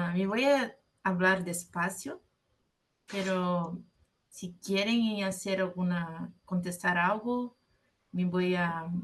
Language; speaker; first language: Spanish; non-native, learner; Portuguese